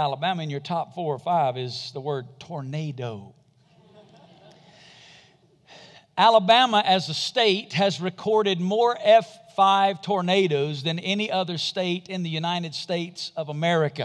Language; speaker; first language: English; native; English